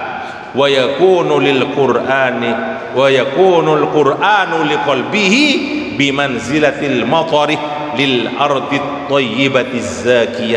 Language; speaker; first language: Arabic; non-native, fluent; Madurese